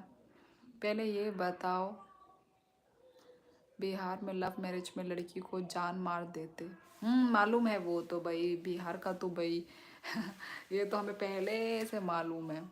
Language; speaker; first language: Hindi; non-native, local second language; Kok Borok